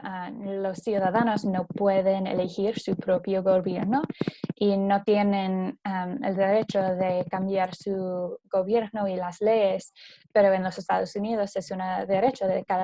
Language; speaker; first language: Spanish; non-native, learner; English